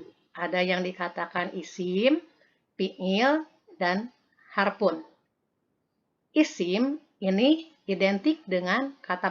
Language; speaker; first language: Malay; non-native, local second language; Sundanese